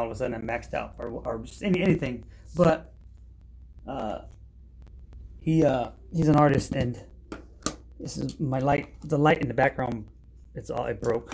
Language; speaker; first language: English; native; English